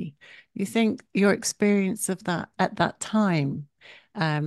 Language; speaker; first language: English; native; English